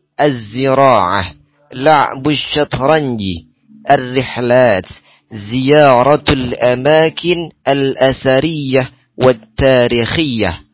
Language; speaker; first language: Arabic; non-native, learner; Indonesian